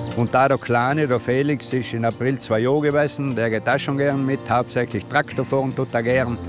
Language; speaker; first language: German; native; German